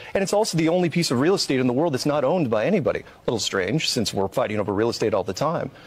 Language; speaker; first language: English; native; English